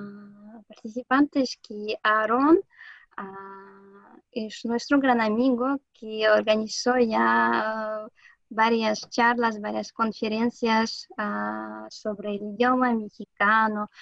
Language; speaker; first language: Spanish; non-native, fluent; Russian